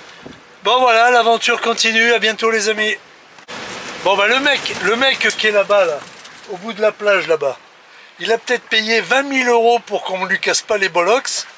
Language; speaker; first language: French; native; French